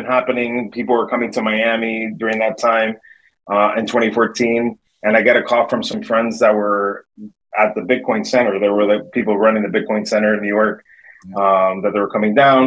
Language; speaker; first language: English; native; English